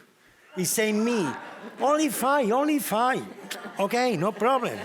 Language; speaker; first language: English; non-native, learner; Spanish